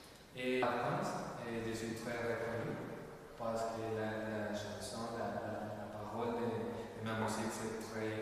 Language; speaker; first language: French; non-native, learner; Spanish